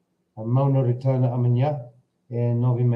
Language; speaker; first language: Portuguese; non-native, learner; English